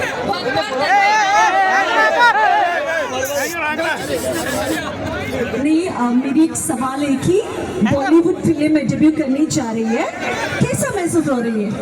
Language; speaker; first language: Hindi; non-native, local second language; Malayalam